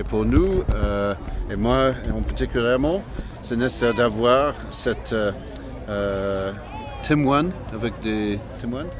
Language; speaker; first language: French; non-native, learner; English